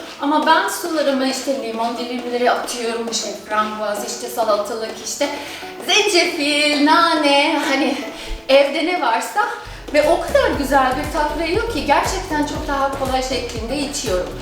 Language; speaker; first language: Turkish; non-native, fluent; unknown